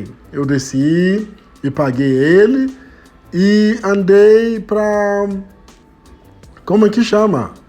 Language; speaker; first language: Portuguese; non-native, fluent; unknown